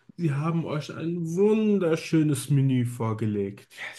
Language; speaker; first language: German; native; German